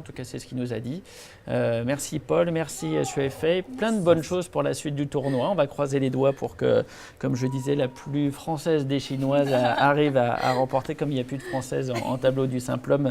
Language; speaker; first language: French; native; French